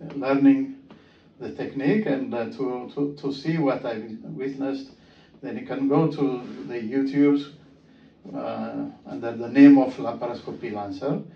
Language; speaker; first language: English; non-native, fluent; Amharic